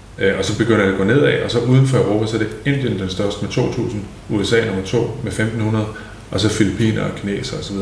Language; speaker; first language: Danish; native; Danish